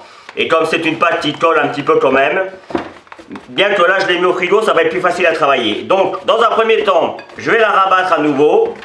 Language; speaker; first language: French; native; French